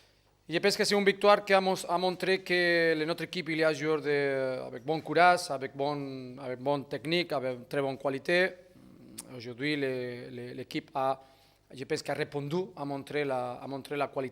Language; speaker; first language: French; non-native, fluent; Spanish